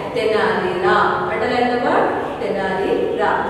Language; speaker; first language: Hindi; non-native, local second language; Kannada